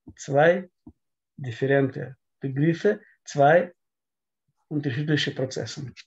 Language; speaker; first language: German; non-native, learner; Russian